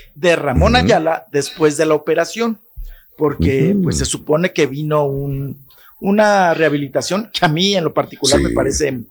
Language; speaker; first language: Spanish; native; Spanish